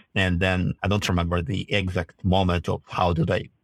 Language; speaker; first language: English; non-native, fluent; Russian